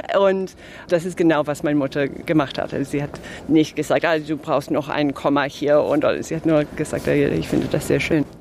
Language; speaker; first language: German; non-native, fluent; English